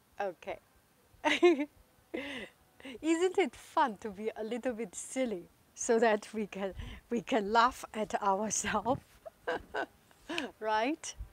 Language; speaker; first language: English; non-native, fluent; Chinese